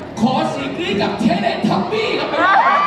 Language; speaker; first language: Thai; native; Thai